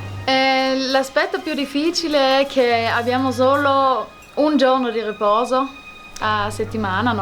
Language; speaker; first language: Italian; non-native, local second language; German